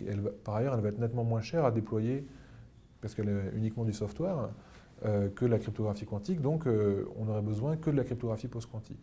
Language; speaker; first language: French; native; French